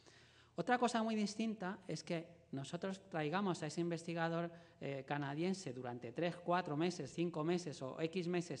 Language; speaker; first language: Spanish; native; Spanish